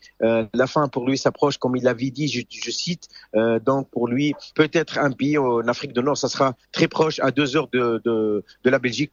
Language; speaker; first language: French; non-native, local second language; Arabic